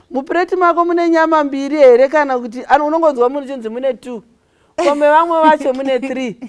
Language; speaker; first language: Shona; native; Shona